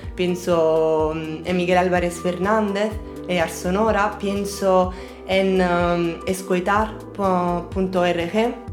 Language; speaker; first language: Spanish; non-native, fluent; Italian